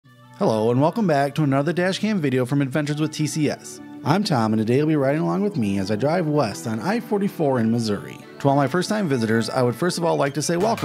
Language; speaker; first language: English; native; English